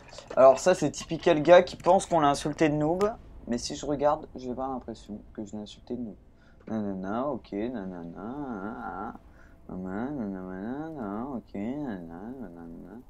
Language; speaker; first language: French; native; French